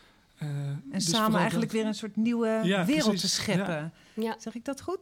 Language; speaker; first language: Dutch; native; Dutch